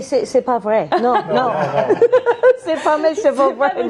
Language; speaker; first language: French; non-native, learner; English